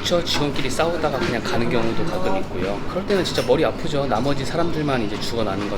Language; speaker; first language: Korean; native; Korean